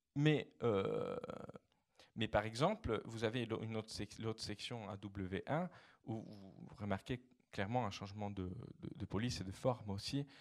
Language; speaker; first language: French; non-native, fluent; Italian